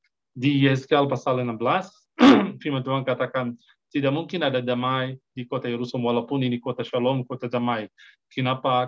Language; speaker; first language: Indonesian; non-native, fluent; Arabic